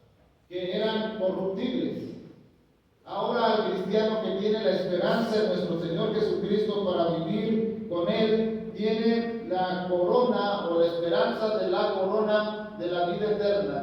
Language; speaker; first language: Spanish; native; Spanish